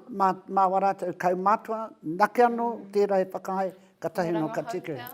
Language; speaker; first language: Māori; native; Māori